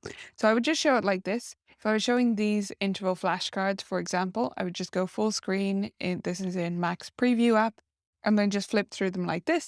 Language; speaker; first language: English; native; English